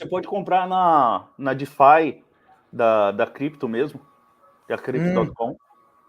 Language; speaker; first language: Portuguese; native; Portuguese